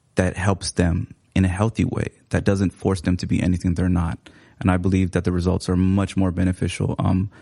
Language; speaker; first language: English; early bilingual, other home language; Somali